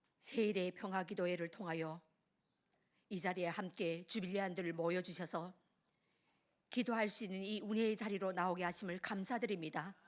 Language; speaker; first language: Korean; native; Korean